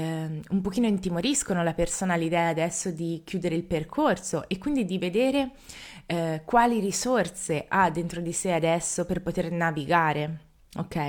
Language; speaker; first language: Italian; native; Italian